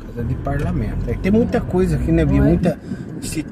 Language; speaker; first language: Portuguese; native; Portuguese